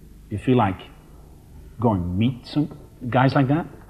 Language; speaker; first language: English; non-native, fluent; Dutch